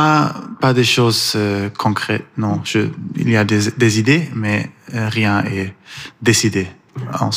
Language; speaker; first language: French; non-native, learner; Persian